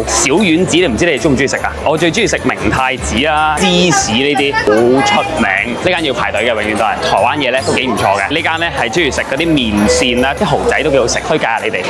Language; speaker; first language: Cantonese; native; Cantonese